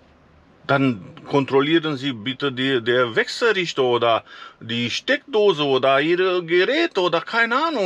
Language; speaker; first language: German; non-native, fluent; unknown